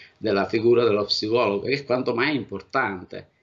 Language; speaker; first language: Italian; native; Italian